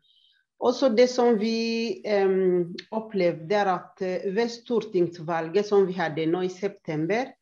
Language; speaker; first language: Swedish; non-native, fluent; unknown